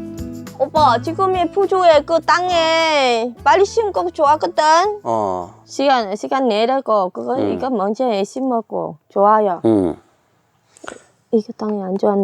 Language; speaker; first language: Korean; non-native, learner; Vietnamese